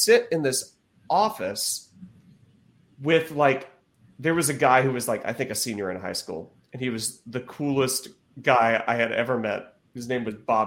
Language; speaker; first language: English; native; English